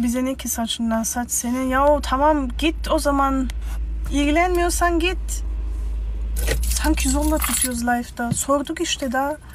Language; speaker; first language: Turkish; early bilingual, heritage; Turkish